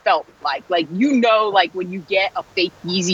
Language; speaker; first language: English; native; English